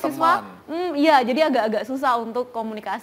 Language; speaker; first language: Indonesian; native; Indonesian